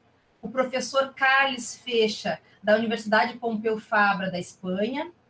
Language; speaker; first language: Portuguese; native; Portuguese